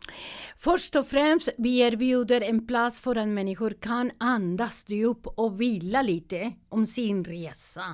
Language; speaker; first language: Swedish; non-native, learner; Spanish